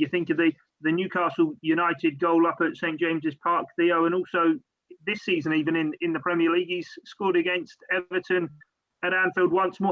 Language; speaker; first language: English; native; English